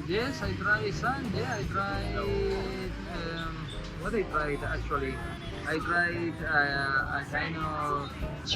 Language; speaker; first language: English; non-native, learner; Spanish